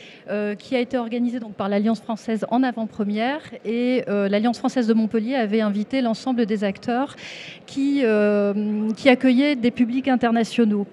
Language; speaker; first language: French; native; French